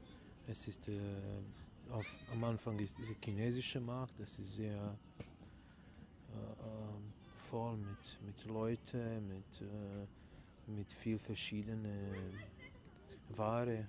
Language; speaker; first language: German; non-native, fluent; Serbian